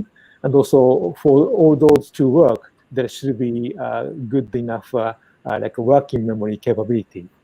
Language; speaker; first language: English; non-native, fluent; Japanese